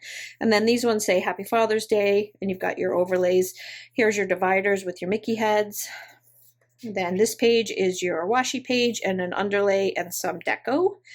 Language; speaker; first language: English; native; English